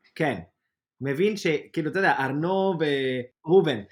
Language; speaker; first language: Hebrew; non-native, fluent; Spanish